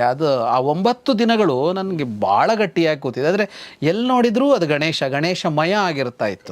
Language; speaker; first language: Kannada; native; Kannada